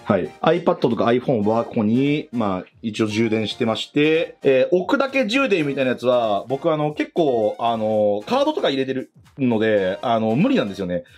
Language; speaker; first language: Japanese; native; Japanese